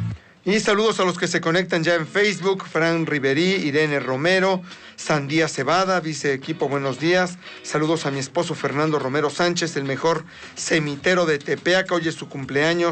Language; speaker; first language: Spanish; native; Spanish